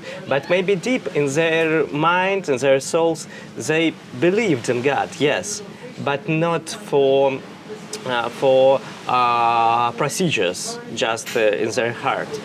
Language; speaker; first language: English; non-native, fluent; Russian